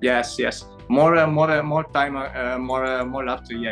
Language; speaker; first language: English; non-native, learner; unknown